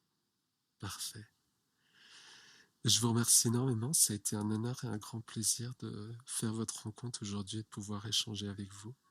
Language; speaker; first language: French; native; French